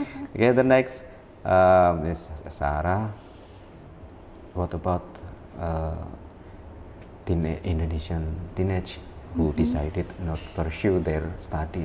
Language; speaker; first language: English; non-native, learner; Indonesian